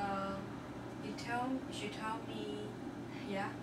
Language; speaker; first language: English; non-native, learner; Chinese